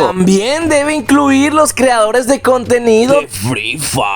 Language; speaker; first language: Spanish; native; Spanish